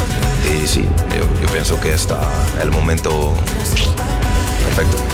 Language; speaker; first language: Spanish; non-native, learner; French